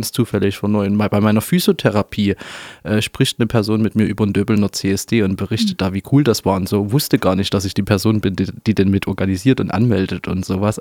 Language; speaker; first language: German; native; German